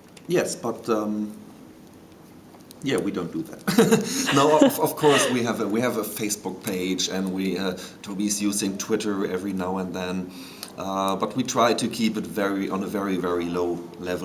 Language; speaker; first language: English; non-native, fluent; German